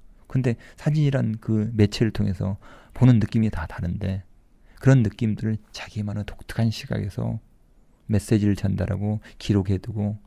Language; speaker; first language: Korean; native; Korean